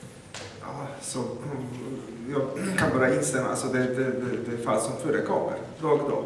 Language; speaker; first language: Swedish; non-native, fluent; Polish